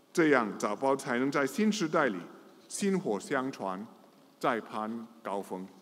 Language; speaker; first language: Chinese; non-native, local second language; English